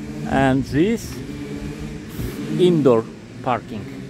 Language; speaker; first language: English; non-native, learner; Russian